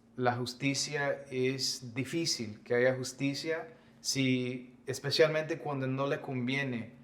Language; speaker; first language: Spanish; non-native, fluent; English